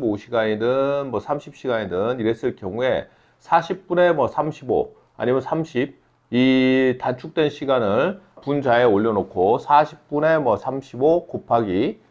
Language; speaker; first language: Korean; native; Korean